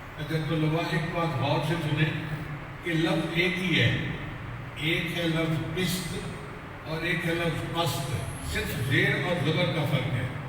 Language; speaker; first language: Urdu; non-native, local second language; Punjabi